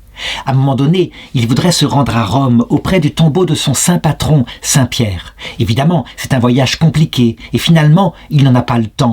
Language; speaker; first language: French; native; French